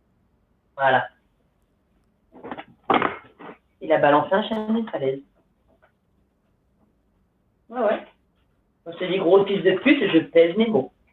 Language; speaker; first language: French; native; French